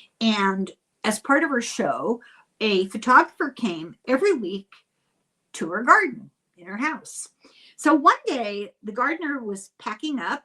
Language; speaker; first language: English; native; English